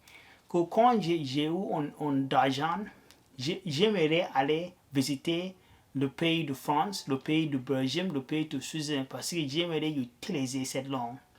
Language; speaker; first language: French; non-native, learner; Arabic